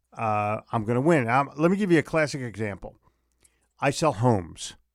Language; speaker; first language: English; native; English